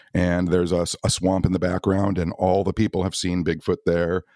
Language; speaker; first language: English; native; English